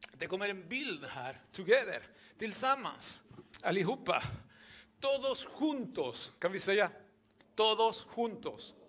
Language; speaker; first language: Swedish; non-native, fluent; Spanish